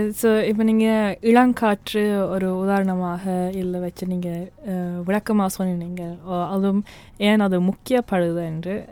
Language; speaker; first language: Tamil; native; Tamil